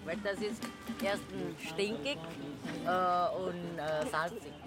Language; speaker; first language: German; non-native, learner; Thai